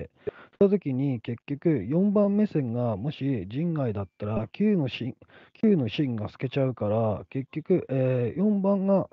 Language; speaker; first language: Japanese; native; Japanese